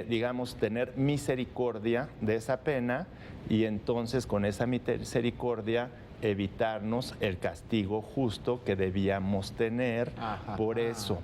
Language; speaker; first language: Spanish; native; Spanish